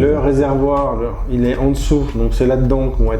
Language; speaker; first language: French; native; French